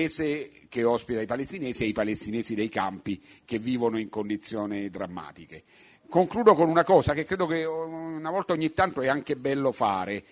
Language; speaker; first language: Italian; native; Italian